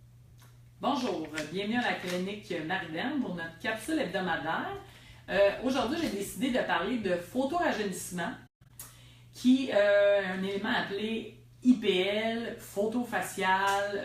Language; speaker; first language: French; native; French